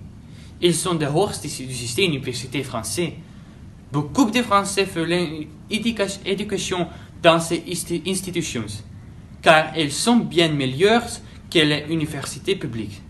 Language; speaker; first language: French; non-native, learner; Dutch